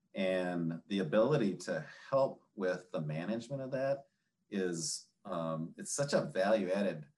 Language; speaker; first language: English; native; English